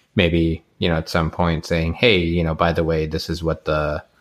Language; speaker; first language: English; native; English